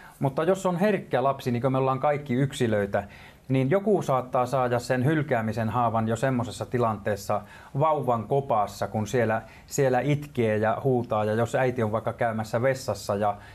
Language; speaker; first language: Finnish; native; Finnish